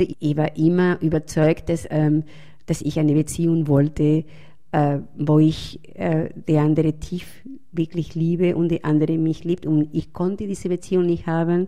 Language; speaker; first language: German; non-native, fluent; Spanish